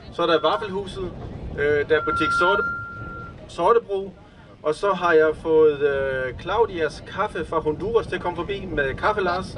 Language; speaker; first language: Danish; native; Danish